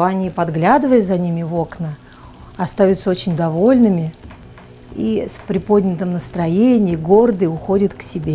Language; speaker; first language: Russian; native; Russian